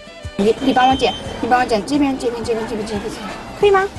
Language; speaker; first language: Chinese; non-native, fluent; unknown